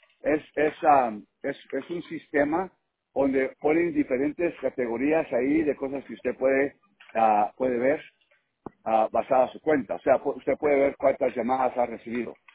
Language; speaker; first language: Spanish; early bilingual, heritage; Spanish